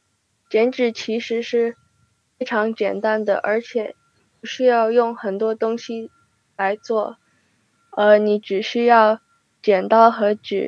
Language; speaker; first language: Chinese; early bilingual, heritage; Chinese